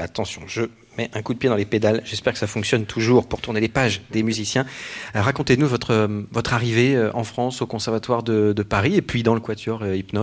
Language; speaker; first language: French; native; French